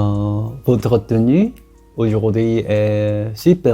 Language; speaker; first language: French; non-native, learner; Korean